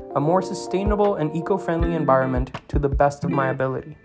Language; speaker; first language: English; non-native, fluent; Spanish